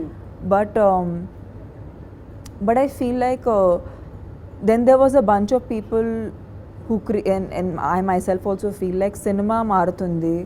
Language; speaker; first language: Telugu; non-native, fluent; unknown